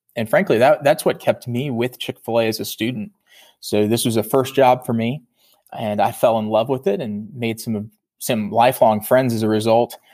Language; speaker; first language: English; native; English